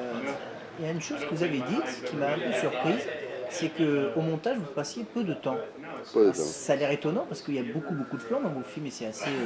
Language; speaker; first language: French; native; French